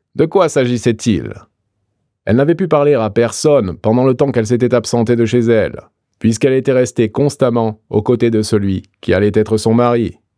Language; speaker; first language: French; native; French